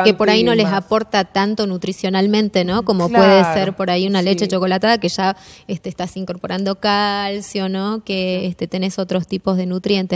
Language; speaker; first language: Spanish; native; Spanish